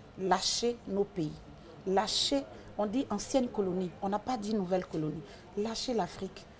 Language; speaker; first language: French; early bilingual, other home language; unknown